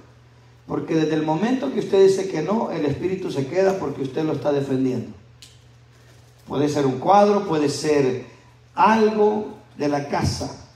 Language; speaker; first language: Spanish; native; Spanish